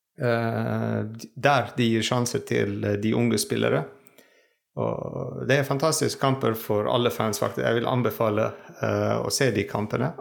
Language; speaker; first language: Norwegian; non-native, fluent; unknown